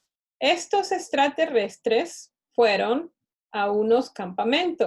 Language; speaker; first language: Spanish; non-native, fluent; English